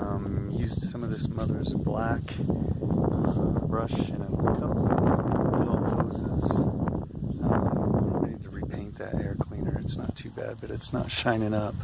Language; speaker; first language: English; native; English